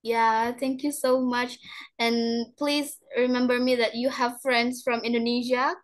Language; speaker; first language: English; non-native, learner; Indonesian